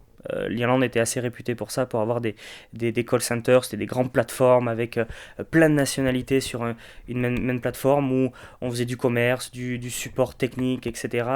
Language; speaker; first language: French; native; French